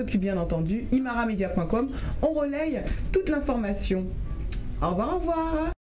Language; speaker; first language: French; native; French